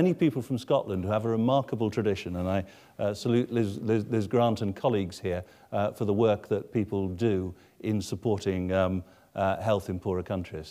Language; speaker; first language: English; native; English